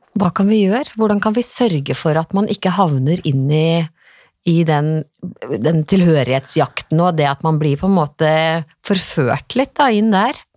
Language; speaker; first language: Norwegian; native; Norwegian